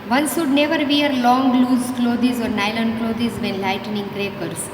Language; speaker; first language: English; non-native, local second language; Gujarati